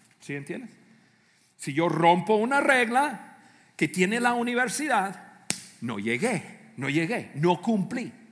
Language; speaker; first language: Spanish; non-native, fluent; English